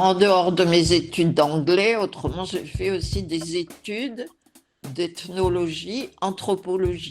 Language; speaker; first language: French; native; French